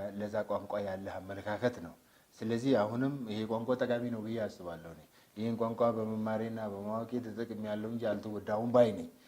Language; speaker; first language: Amharic; non-native, local second language; Oromo